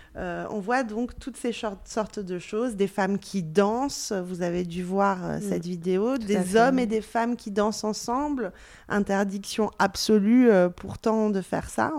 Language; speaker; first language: French; native; French